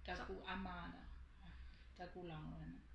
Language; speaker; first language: Chinese; non-native, learner; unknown